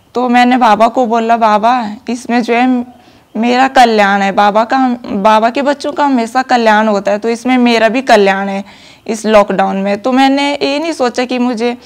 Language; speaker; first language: Hindi; native; Hindi